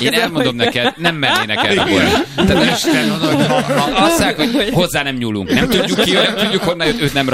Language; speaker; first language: Hungarian; native; Hungarian